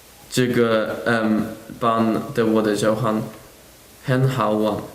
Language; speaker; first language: Chinese; non-native, learner; German